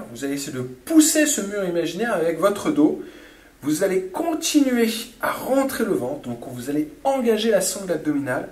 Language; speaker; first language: French; native; French